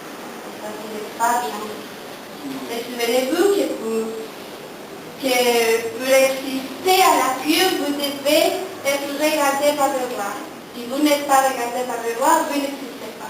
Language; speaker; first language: French; non-native, learner; Spanish